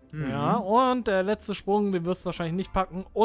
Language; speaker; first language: German; native; German